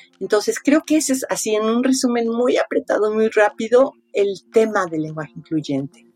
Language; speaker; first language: Spanish; native; Spanish